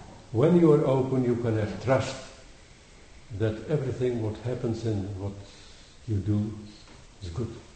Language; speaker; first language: English; non-native, fluent; Dutch